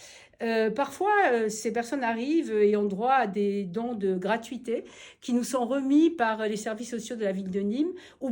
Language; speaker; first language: French; native; French